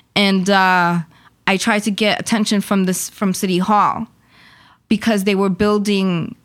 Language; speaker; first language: English; early bilingual, other home language; Spanish